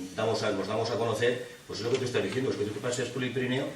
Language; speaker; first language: Spanish; non-native, local second language; Catalan